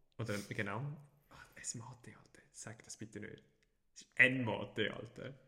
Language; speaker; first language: German; native; German